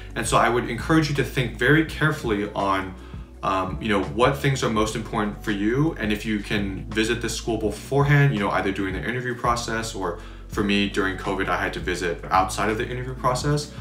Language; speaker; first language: English; native; English